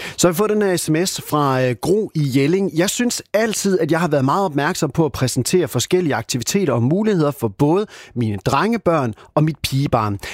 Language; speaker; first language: Danish; native; Danish